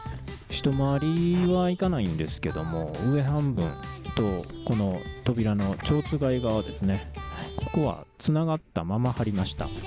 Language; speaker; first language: Japanese; native; Japanese